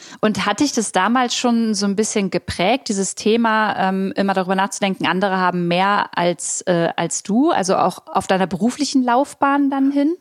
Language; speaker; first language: German; native; German